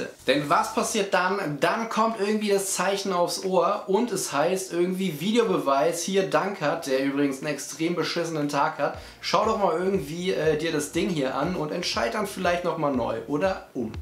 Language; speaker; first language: German; native; German